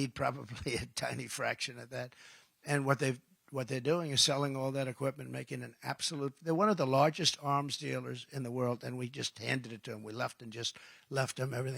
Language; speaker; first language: English; native; English